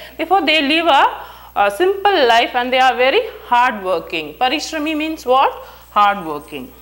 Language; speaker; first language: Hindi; non-native, local second language; Tamil